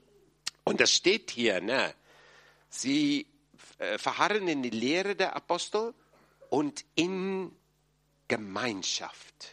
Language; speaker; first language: German; non-native, fluent; English